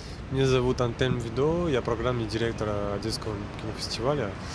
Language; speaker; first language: Russian; non-native, fluent; French